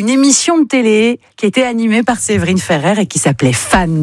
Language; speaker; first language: French; native; French